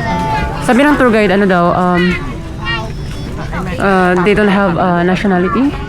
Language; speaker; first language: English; non-native, local second language; Filipino